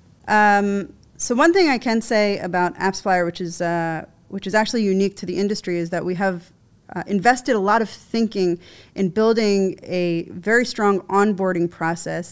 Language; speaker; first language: English; native; English